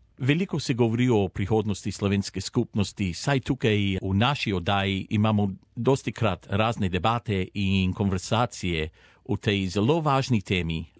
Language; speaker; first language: Slovenian; early bilingual, heritage; Slovenian